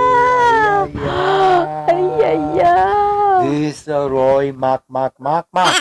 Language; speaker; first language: Thai; non-native, learner; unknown